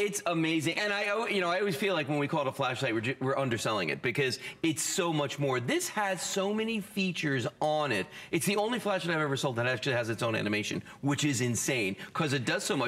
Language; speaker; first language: English; native; English